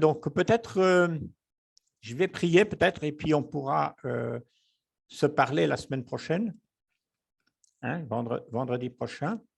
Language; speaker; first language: French; native; French